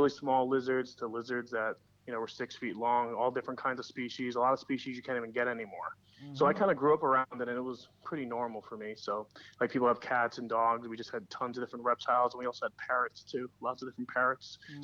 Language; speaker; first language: English; native; English